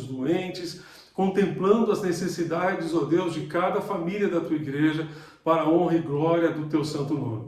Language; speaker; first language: Portuguese; native; Portuguese